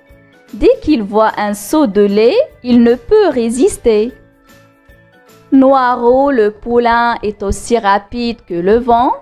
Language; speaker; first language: French; non-native, local second language; Arabic